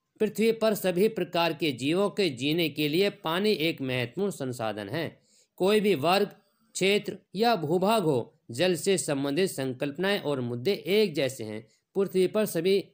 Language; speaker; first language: Hindi; native; Hindi